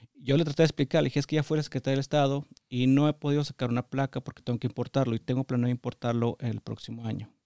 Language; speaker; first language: Spanish; native; Spanish